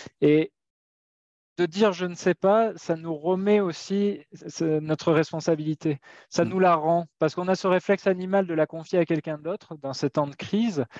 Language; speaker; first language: French; native; French